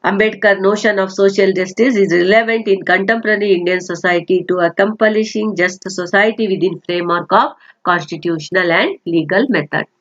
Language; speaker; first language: English; non-native, local second language; Kannada